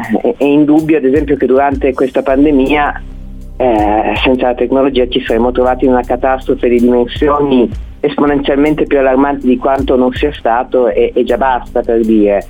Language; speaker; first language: Italian; native; Italian